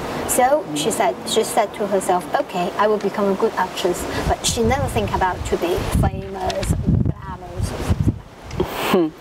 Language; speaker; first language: English; non-native, fluent; Chinese